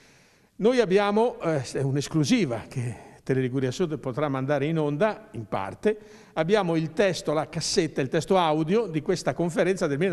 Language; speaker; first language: Italian; native; Italian